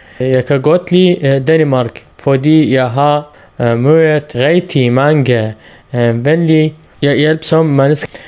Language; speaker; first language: Danish; non-native, learner; Arabic